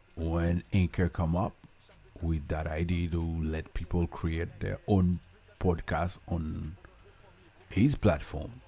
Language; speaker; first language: English; non-native, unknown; Haitian Creole